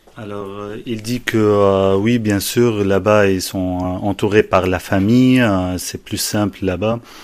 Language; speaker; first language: French; non-native, fluent; Arabic